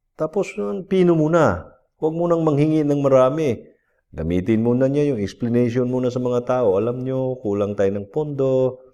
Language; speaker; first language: Filipino; non-native, local second language; Cebuano